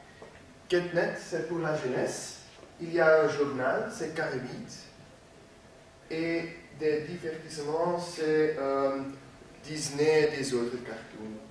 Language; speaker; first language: French; non-native, learner; Dutch